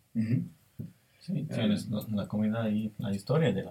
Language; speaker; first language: Spanish; non-native, learner; English